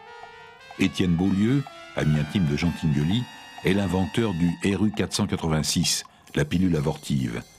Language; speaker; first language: French; native; French